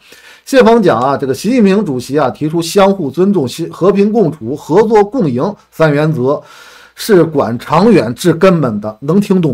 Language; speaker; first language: Chinese; native; Chinese